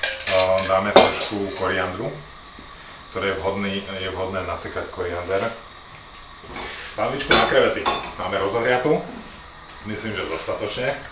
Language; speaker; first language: Slovak; native; Slovak